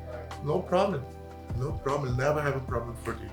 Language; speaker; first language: English; non-native, learner; Portuguese